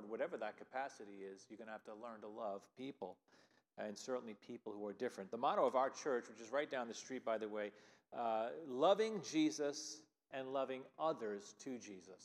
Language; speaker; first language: English; native; English